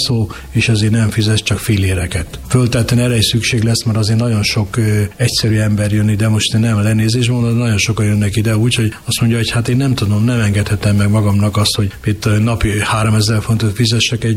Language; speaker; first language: Hungarian; native; Hungarian